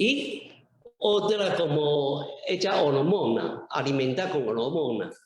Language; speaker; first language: Spanish; non-native, learner; Chinese